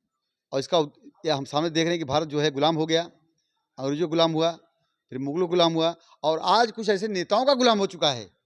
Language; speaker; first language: Hindi; native; Hindi